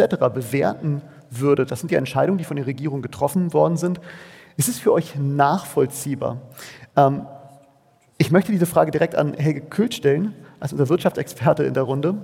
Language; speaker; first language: German; native; German